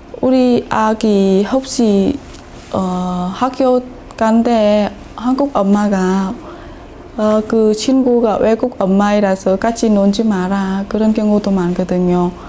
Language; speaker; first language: Korean; non-native, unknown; Vietnamese